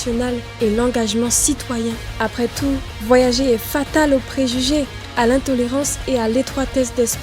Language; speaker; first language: French; native; French